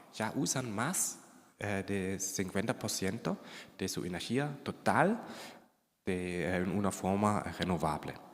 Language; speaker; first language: Spanish; non-native, fluent; German